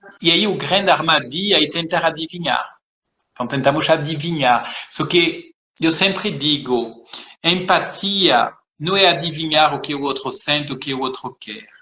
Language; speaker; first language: Portuguese; early bilingual, heritage; French